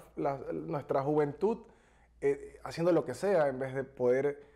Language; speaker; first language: Spanish; native; Spanish